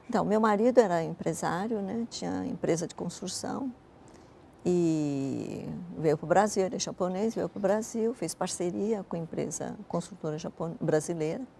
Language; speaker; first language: Portuguese; early bilingual, other home language; Japanese